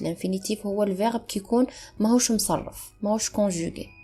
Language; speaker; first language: Arabic; native; Arabic